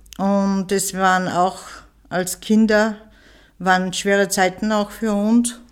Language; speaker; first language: German; early bilingual, other home language; Turkish